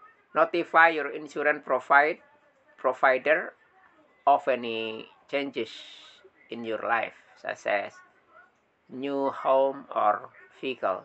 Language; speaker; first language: English; non-native, learner; Indonesian